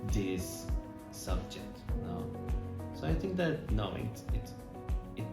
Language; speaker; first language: English; non-native, learner; Spanish